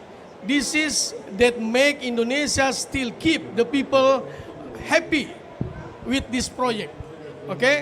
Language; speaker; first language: English; non-native, fluent; Indonesian